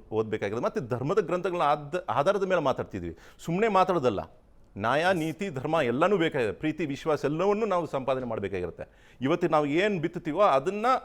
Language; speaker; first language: Kannada; non-native, local second language; Tamil